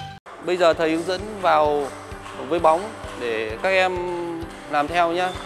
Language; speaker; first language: Vietnamese; native; Vietnamese